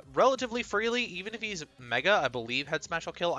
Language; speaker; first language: English; native; English